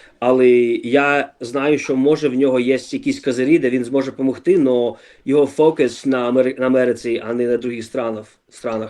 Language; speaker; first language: Ukrainian; early bilingual, other home language; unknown